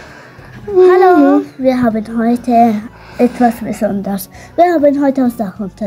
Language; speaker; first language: German; non-native, learner; Arabic